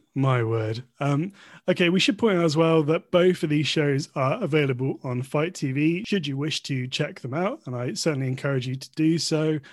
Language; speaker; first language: English; native; English